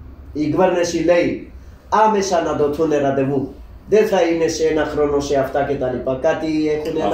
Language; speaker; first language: Greek; non-native, learner; Urdu